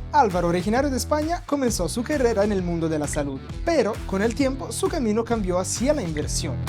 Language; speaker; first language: Spanish; non-native, fluent; Italian